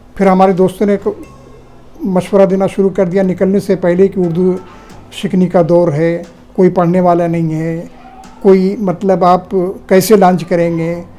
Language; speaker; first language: Urdu; native; Urdu